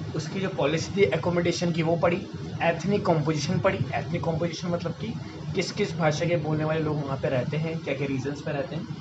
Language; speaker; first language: Hindi; native; Hindi